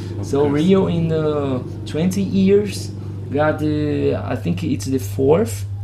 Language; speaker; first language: English; non-native, fluent; Portuguese